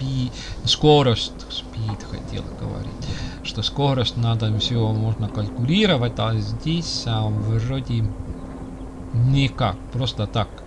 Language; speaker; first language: Russian; non-native, local second language; Estonian